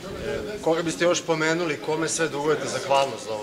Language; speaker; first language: Serbian; native; Serbian